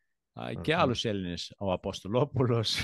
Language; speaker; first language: Greek; early bilingual, heritage; Greek